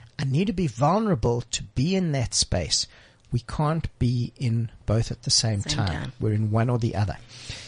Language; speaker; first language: English; native; English